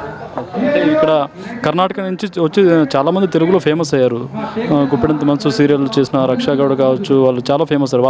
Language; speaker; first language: Telugu; native; Telugu